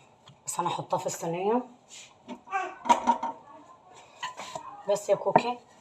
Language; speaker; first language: Arabic; native; Arabic